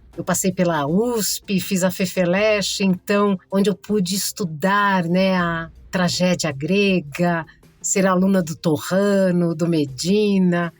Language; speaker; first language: Portuguese; native; Portuguese